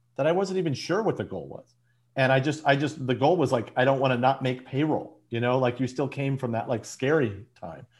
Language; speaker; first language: English; native; English